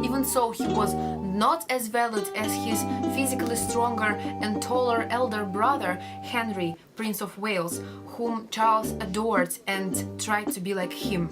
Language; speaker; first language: English; non-native, learner; Russian